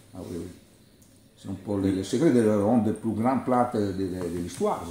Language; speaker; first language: French; non-native, learner; Italian